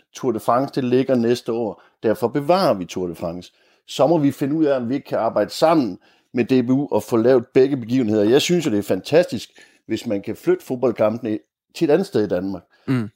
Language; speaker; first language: Danish; native; Danish